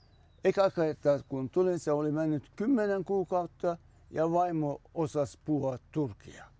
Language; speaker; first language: Finnish; non-native, fluent; Turkish